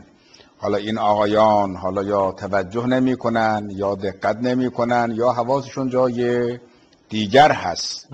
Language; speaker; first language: Persian; native; Persian